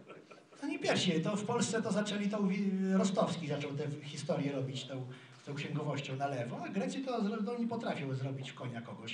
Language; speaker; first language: Polish; native; Polish